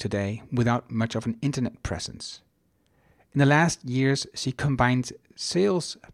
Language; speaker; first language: English; non-native, fluent; Dutch